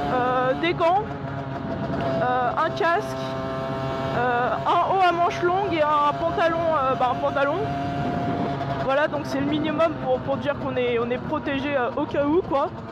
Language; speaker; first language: French; native; French